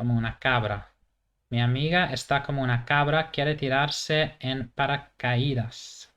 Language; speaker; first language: Spanish; non-native, fluent; English